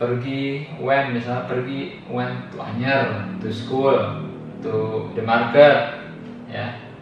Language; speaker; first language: English; non-native, fluent; Indonesian